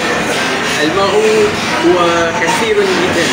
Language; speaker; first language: Arabic; non-native, learner; Malay